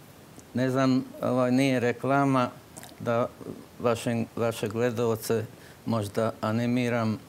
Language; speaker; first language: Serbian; non-native, local second language; Slovak